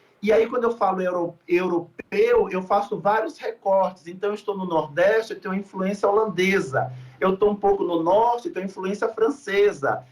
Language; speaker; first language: Portuguese; native; Portuguese